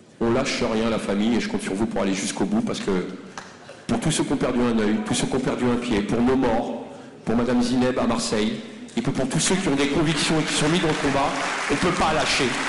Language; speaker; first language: French; native; French